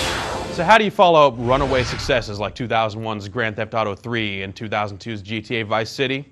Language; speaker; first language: English; native; English